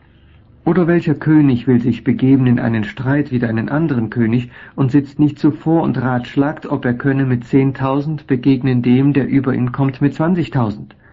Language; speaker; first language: German; native; German